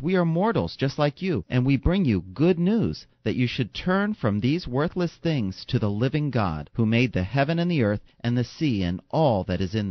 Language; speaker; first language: English; native; English